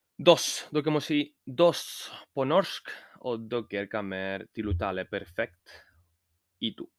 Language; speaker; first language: Norwegian; non-native, learner; Spanish